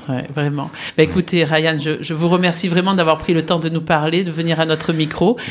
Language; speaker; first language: French; native; French